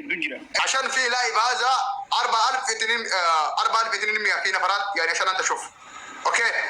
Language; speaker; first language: Arabic; non-native, learner; Oromo